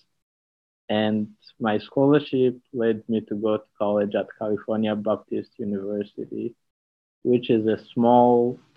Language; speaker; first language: English; non-native, local second language; Kinyarwanda